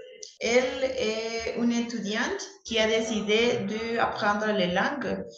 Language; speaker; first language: French; non-native, learner; Spanish